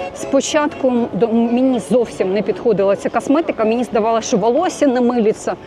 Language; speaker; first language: Ukrainian; non-native, local second language; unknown